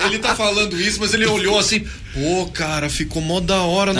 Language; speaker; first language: Portuguese; native; Portuguese